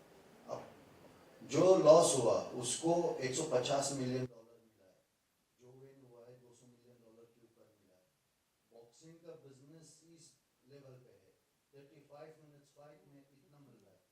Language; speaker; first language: Hindi; non-native, fluent; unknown